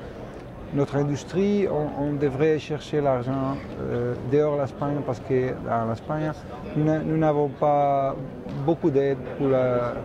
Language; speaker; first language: French; non-native, fluent; Spanish